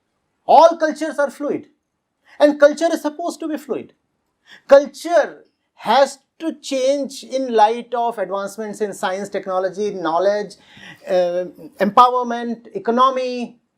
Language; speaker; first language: English; non-native, local second language; Hindi